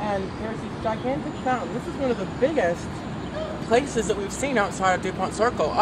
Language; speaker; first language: English; native; English